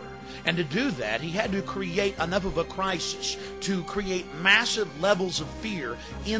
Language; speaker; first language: English; native; English